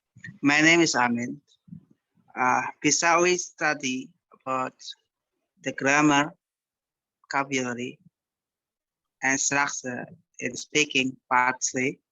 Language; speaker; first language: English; non-native, learner; Indonesian